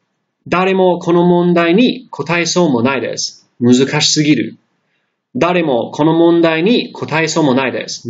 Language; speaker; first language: Japanese; non-native, fluent; English